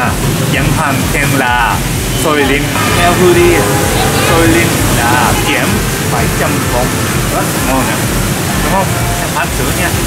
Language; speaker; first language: Vietnamese; non-native, learner; Japanese